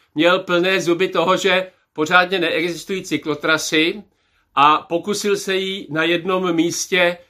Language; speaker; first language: Czech; native; Czech